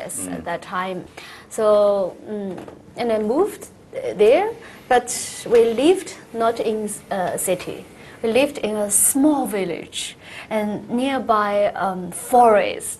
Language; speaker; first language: English; non-native, learner; Chinese